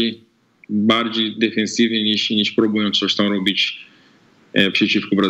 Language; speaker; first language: Polish; non-native, fluent; Portuguese